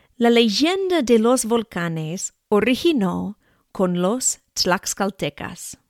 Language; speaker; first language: Spanish; non-native, fluent; English